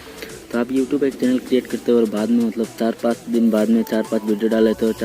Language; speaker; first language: Hindi; non-native, local second language; Bangla